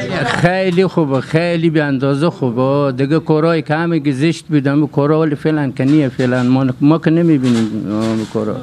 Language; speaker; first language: Persian; native; Persian